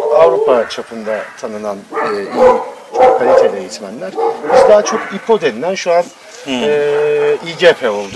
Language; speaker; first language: Turkish; native; Turkish